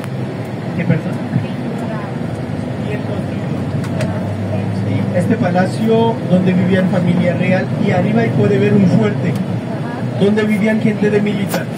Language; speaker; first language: Spanish; non-native, fluent; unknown